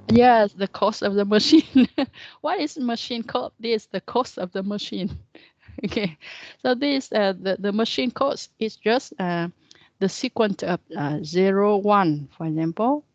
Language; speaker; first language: English; non-native, fluent; Vietnamese